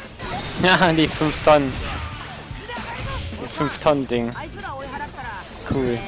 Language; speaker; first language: German; native; German